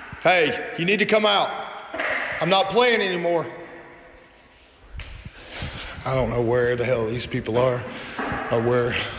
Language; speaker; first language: English; native; English